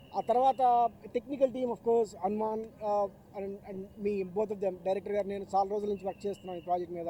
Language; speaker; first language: Telugu; native; Telugu